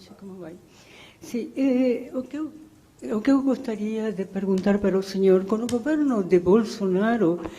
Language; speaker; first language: Portuguese; non-native, fluent; Spanish